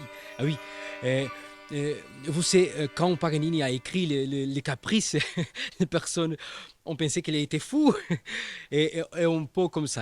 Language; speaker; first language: French; non-native, learner; Portuguese